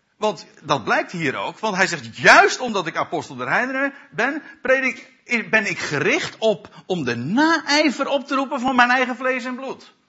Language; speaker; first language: Dutch; native; Dutch